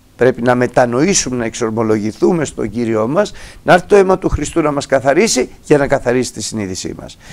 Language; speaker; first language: Greek; native; Greek